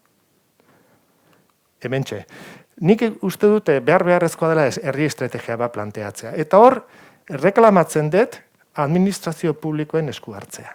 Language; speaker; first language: Basque; native; Basque